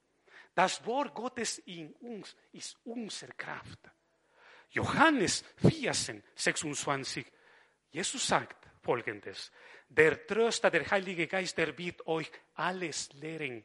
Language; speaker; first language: German; non-native, fluent; Spanish